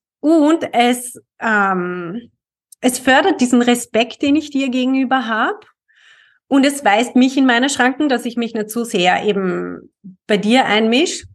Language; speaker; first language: German; native; German